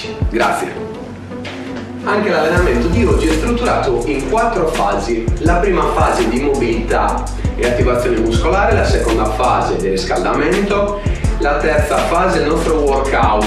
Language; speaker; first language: Italian; native; Italian